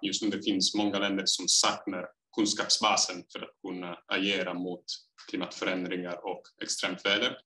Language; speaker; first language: Swedish; non-native, fluent; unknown